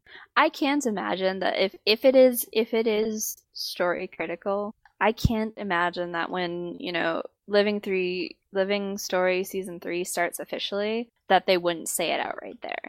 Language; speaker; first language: English; native; English